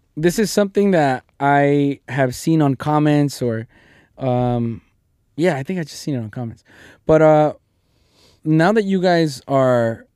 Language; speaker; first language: English; early bilingual, other home language; Spanish